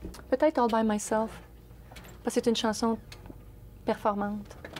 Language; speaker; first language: French; native; French